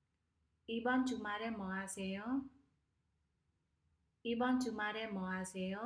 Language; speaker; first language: Korean; non-native, fluent; Khmer